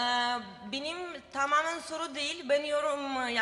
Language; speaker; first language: Turkish; non-native, learner; Ukrainian